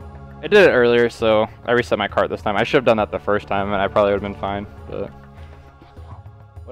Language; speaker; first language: English; native; English